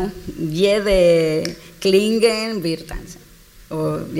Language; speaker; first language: German; non-native, learner; Spanish